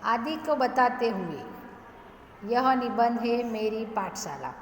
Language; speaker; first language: Hindi; non-native, local second language; Gujarati